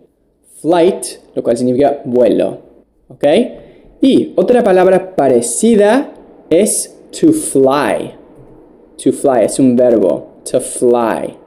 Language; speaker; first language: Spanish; non-native, fluent; English